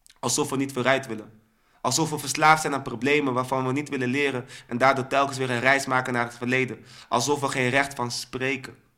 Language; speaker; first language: Dutch; early bilingual, other home language; Sranan Tongo